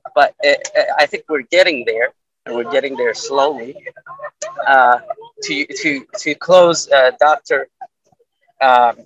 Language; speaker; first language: English; early bilingual, other home language; Arabic